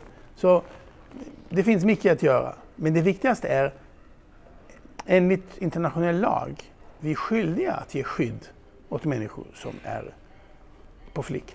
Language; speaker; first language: Swedish; non-native, fluent; Hebrew